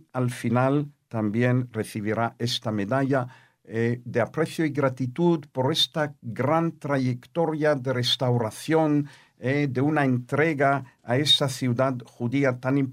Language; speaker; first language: Spanish; non-native, fluent; Hebrew